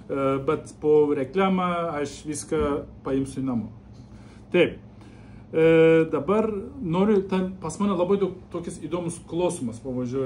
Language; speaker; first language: Lithuanian; non-native, learner; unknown